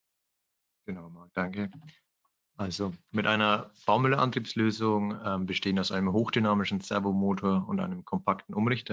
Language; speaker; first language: German; native; German